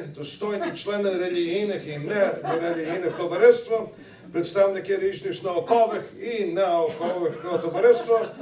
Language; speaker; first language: Ukrainian; early bilingual, heritage; Ukrainian